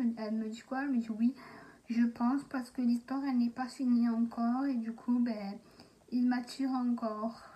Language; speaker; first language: French; native; French